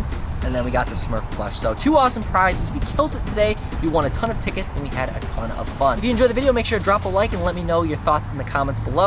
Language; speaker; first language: English; native; English